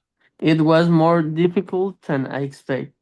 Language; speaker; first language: English; non-native, learner; Spanish